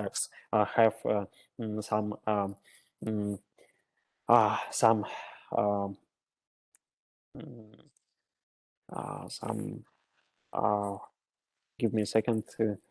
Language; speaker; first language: English; non-native, learner; Russian